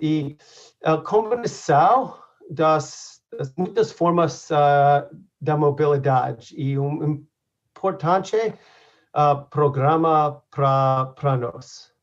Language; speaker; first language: Portuguese; non-native, learner; English